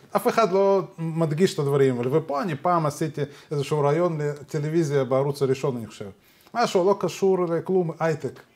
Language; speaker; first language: Hebrew; non-native, fluent; Russian